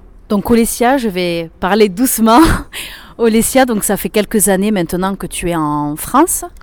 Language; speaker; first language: French; native; French